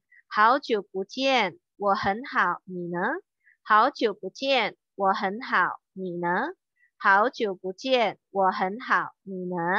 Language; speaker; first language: Chinese; non-native, fluent; Indonesian